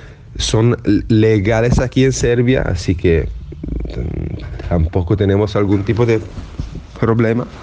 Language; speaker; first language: Spanish; non-native, fluent; Italian